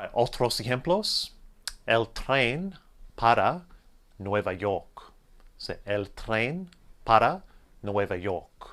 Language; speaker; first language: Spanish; non-native, fluent; English